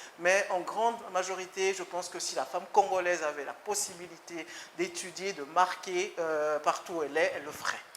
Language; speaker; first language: French; early bilingual, other home language; Lingala